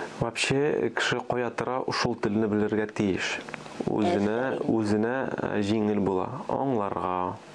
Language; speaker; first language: Tatar; early bilingual, other home language; Armenian